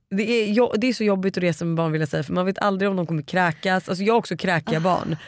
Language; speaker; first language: Swedish; native; Swedish